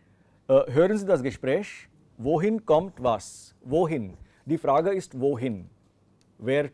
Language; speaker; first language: German; non-native, fluent; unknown